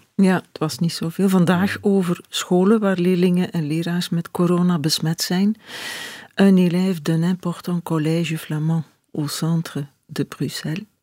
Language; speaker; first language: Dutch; native; Dutch